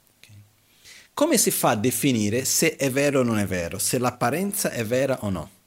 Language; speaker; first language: Italian; non-native, fluent; Portuguese